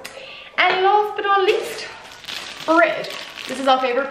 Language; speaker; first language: English; native; English